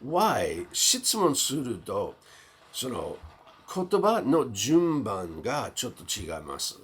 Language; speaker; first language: Japanese; non-native, fluent; English